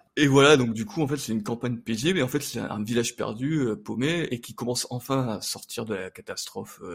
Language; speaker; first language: French; native; French